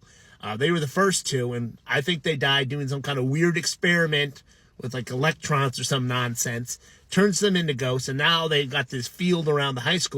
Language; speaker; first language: English; native; English